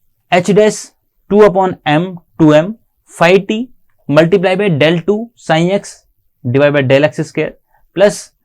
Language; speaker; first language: English; non-native, local second language; Hindi